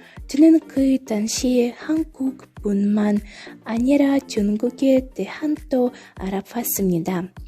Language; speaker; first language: Korean; non-native, learner; Russian